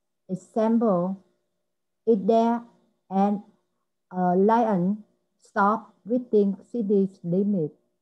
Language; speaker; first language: English; non-native, learner; Vietnamese